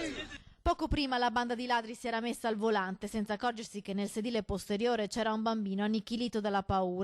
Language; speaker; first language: Italian; native; Italian